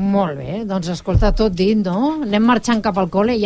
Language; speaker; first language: Catalan; native; Catalan